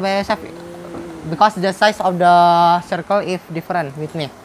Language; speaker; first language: English; non-native, learner; Indonesian